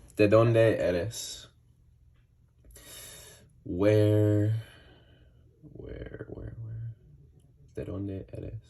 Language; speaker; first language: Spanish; non-native, learner; English